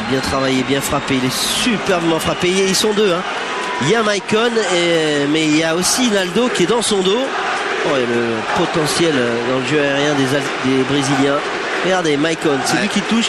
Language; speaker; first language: French; native; French